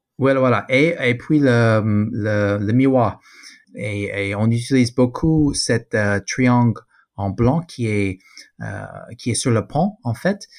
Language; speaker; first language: French; non-native, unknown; English